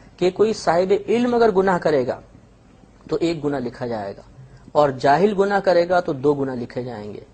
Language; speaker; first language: Urdu; native; Urdu